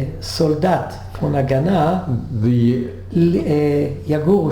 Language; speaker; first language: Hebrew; non-native, fluent; French